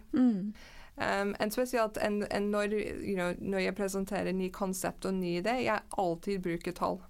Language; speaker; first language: Norwegian; non-native, fluent; English